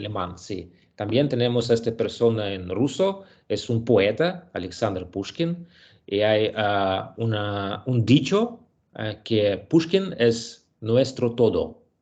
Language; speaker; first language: Spanish; non-native, learner; Russian